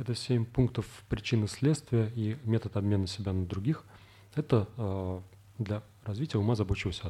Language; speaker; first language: Russian; native; Russian